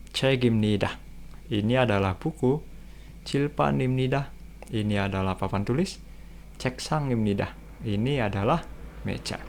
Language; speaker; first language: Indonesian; native; Indonesian